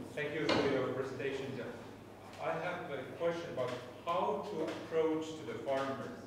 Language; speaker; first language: English; non-native, fluent; Estonian